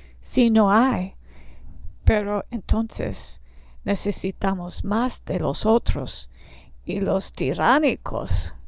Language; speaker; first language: Spanish; non-native, learner; English